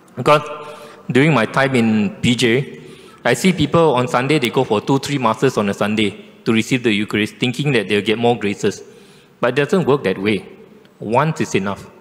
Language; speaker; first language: English; non-native, local second language; Chinese